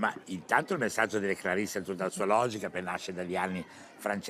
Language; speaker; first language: Italian; native; Italian